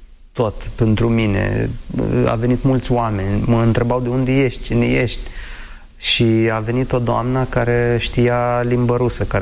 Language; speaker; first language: Romanian; non-native, fluent; Ukrainian